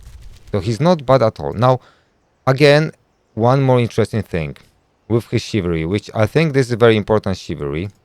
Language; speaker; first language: English; non-native, fluent; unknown